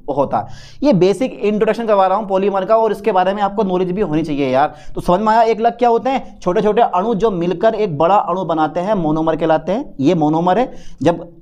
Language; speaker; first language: Hindi; native; Hindi